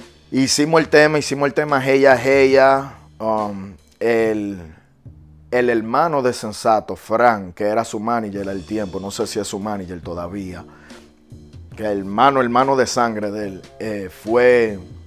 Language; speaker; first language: Spanish; early bilingual, heritage; Spanish